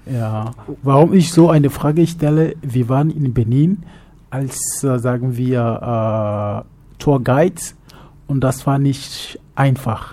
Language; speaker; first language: German; non-native, fluent; French